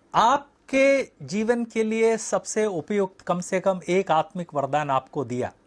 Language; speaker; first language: Hindi; native; Hindi